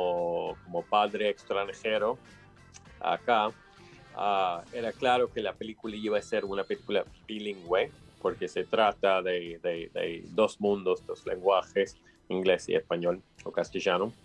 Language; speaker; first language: Spanish; non-native, fluent; English